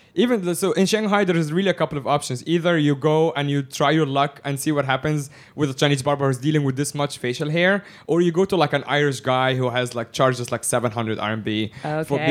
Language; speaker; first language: English; early bilingual, other home language; Arabic